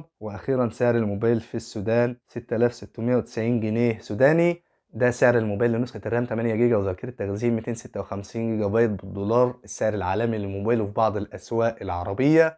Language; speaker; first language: Arabic; native; Arabic